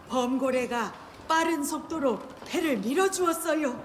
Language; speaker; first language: Korean; native; Korean